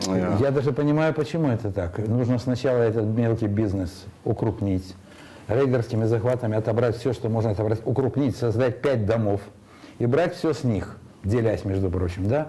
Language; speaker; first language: Russian; native; Russian